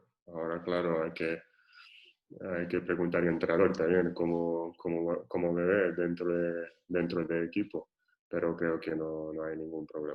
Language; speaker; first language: Spanish; non-native, fluent; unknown